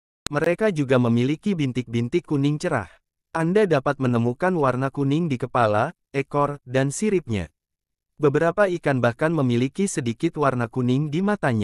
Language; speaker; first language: Indonesian; native; Indonesian